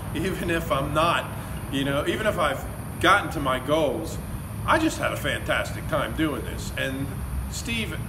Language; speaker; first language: English; native; English